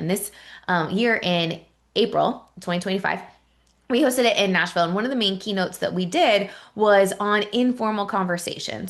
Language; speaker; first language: English; native; English